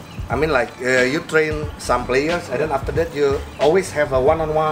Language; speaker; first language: English; non-native, learner; Indonesian